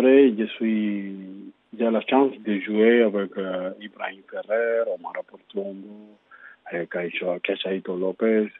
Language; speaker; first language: French; non-native, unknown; Spanish